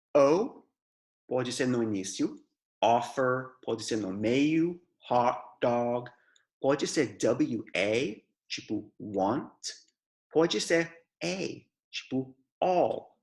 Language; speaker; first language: Portuguese; non-native, fluent; English